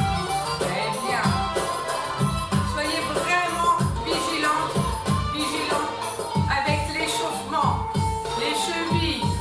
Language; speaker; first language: French; native; French